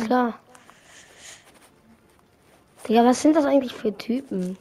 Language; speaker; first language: German; native; German